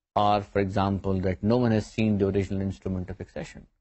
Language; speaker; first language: English; non-native, local second language; Urdu